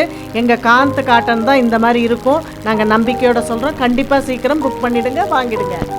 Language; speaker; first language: Tamil; native; Tamil